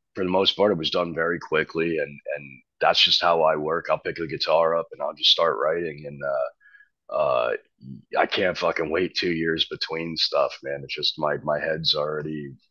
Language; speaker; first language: English; native; English